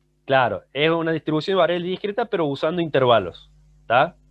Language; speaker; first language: Spanish; native; Spanish